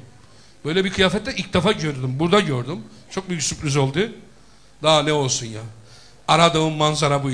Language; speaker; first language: Turkish; native; Turkish